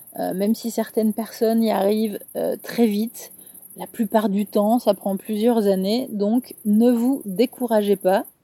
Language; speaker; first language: French; native; French